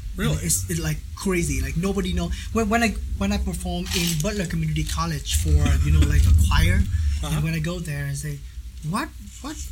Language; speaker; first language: English; non-native, learner; Vietnamese